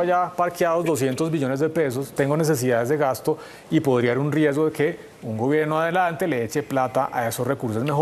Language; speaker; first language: Spanish; native; Spanish